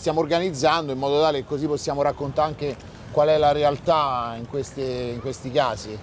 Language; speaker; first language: Italian; native; Italian